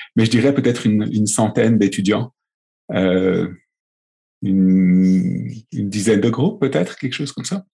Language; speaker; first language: French; native; French